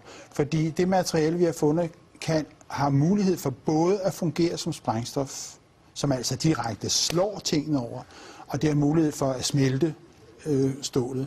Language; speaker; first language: Danish; native; Danish